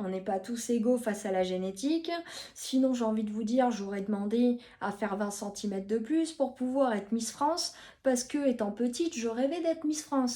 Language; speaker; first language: French; native; French